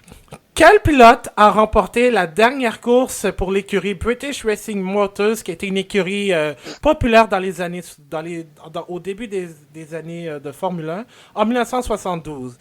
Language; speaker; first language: French; native; French